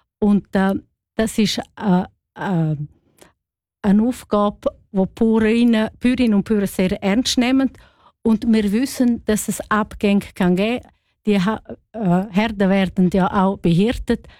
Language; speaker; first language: German; non-native, local second language; Romansh